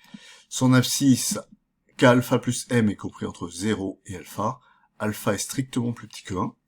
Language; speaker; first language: French; native; French